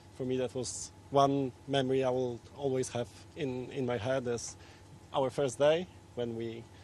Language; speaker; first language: English; non-native, fluent; Polish